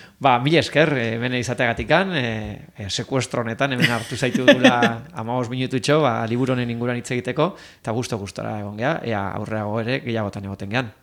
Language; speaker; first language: Basque; native; Basque